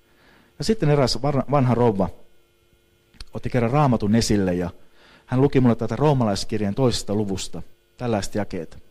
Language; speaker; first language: Finnish; native; Finnish